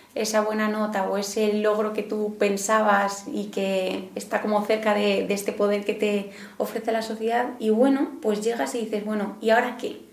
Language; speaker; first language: Spanish; native; Spanish